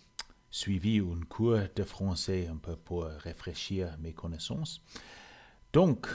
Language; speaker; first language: French; non-native, learner; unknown